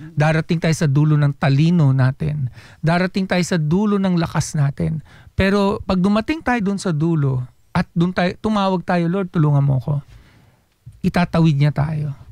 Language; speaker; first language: Filipino; native; Filipino